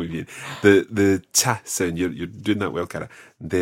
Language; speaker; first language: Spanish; non-native, fluent; English